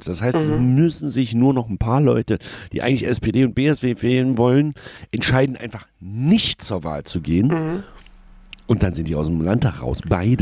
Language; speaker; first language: German; native; German